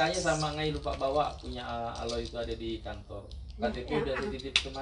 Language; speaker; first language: Indonesian; native; Indonesian